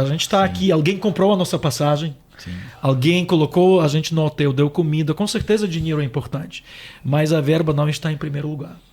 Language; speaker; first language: Portuguese; non-native, fluent; Ukrainian